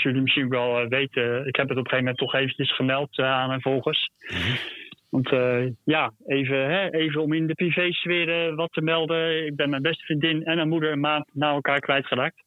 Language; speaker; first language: Dutch; native; Dutch